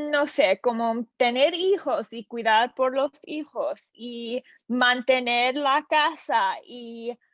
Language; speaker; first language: Spanish; non-native, learner; English